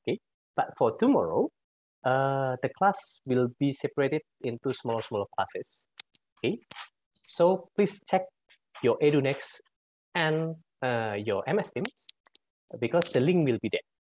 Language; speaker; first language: English; non-native, fluent; Indonesian